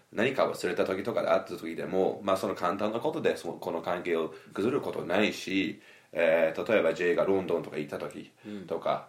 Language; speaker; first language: Japanese; non-native, fluent; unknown